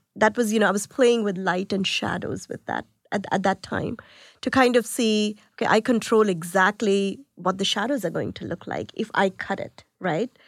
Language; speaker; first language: English; non-native, local second language; Tamil